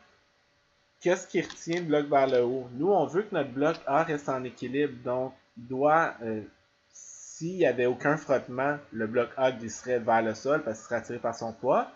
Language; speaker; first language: French; native; French